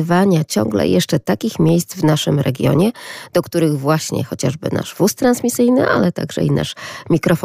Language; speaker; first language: Polish; native; Polish